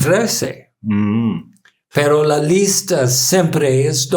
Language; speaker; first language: Spanish; non-native, learner; English